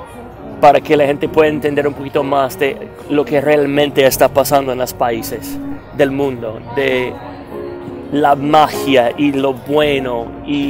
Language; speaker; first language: Spanish; non-native, fluent; English